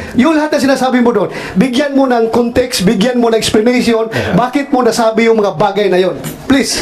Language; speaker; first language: Filipino; native; Filipino